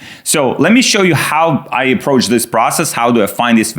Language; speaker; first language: English; non-native, fluent; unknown